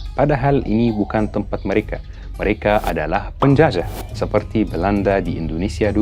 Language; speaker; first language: Indonesian; non-native, fluent; Arabic